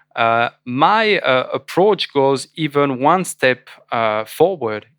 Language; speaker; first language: English; non-native, fluent; French